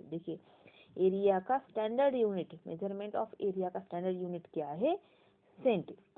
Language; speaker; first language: Hindi; non-native, local second language; Marathi